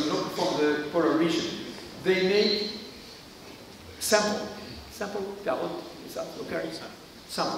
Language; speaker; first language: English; non-native, learner; French